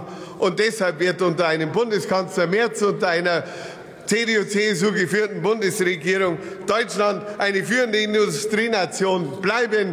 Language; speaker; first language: German; native; German